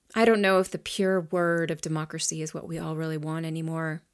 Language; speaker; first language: English; native; English